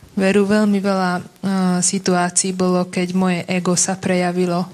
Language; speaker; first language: Slovak; non-native, local second language; Hungarian